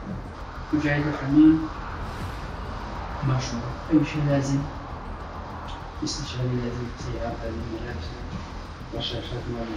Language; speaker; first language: Arabic; non-native, learner; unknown